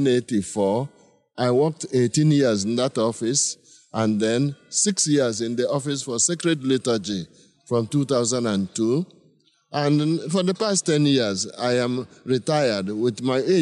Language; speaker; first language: English; non-native, local second language; Igbo